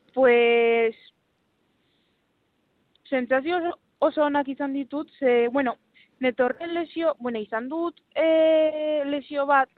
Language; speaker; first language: Basque; non-native, local second language; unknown